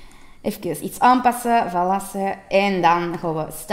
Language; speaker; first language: Dutch; native; Dutch